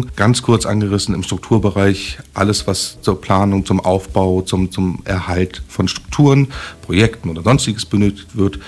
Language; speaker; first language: German; native; German